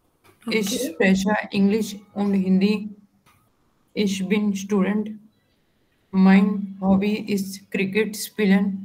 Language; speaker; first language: German; non-native, learner; Hindi